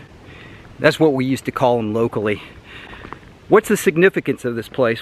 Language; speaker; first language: English; native; English